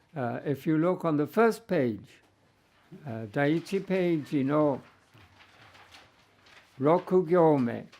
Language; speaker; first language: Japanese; non-native, fluent; English